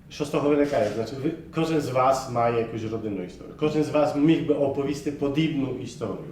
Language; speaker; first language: Ukrainian; early bilingual, heritage; Ukrainian